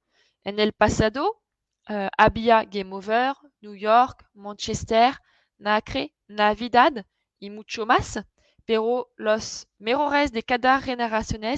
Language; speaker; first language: Spanish; non-native, fluent; French